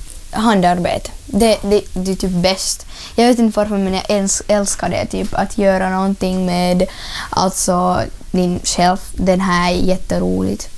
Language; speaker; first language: Swedish; non-native, learner; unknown